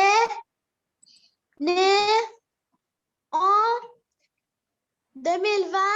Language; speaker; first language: French; non-native, learner; Arabic